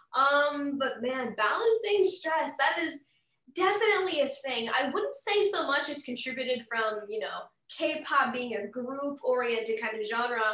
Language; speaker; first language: English; native; English